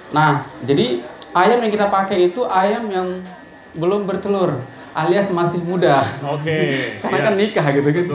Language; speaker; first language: Indonesian; native; Indonesian